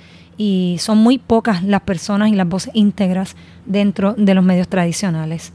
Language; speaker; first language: Spanish; native; Spanish